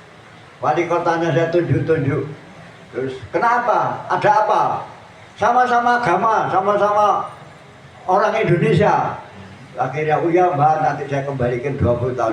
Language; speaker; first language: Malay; non-native, local second language; Javanese